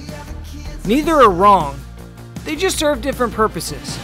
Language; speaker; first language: English; native; English